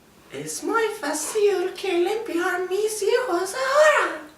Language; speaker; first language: Spanish; non-native, learner; English